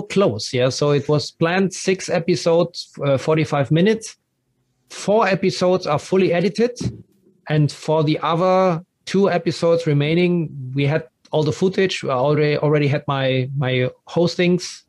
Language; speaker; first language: English; non-native, fluent; German